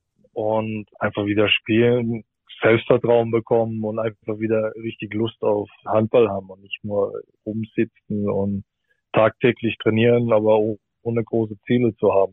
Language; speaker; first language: German; native; German